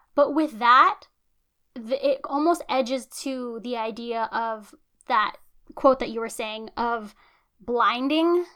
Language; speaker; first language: English; native; English